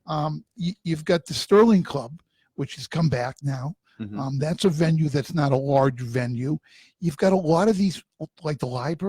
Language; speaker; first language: English; native; English